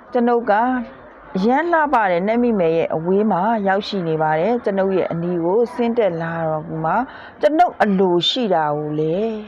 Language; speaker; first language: Burmese; native; Burmese